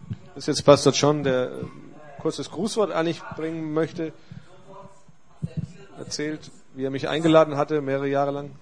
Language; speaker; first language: German; native; German